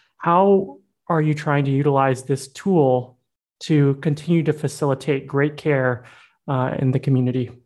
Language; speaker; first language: English; early bilingual, other home language; Burmese